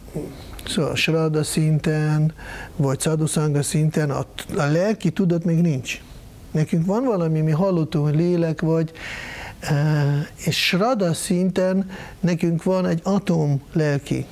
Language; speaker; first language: Hungarian; non-native, fluent; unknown